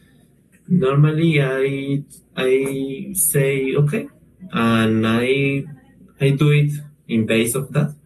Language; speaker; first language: English; non-native, learner; Spanish